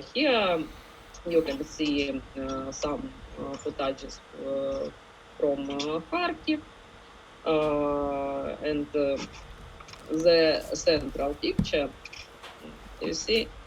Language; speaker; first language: English; non-native, learner; Ukrainian